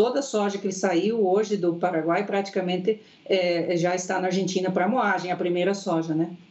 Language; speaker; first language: Portuguese; early bilingual, heritage; Portuguese